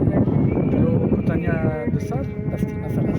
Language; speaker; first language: Indonesian; non-native, fluent; French